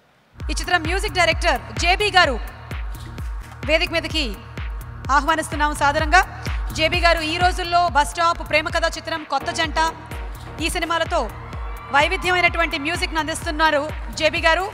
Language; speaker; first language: Telugu; native; Telugu